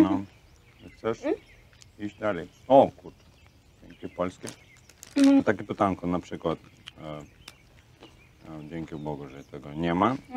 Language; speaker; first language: Polish; non-native, learner; Russian